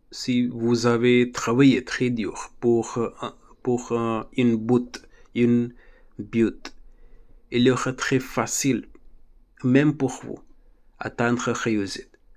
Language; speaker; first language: French; non-native, learner; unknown